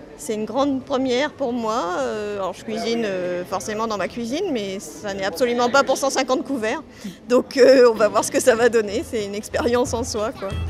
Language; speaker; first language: French; native; French